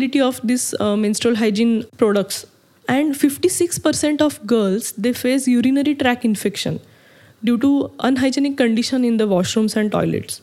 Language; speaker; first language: English; non-native, local second language; Marathi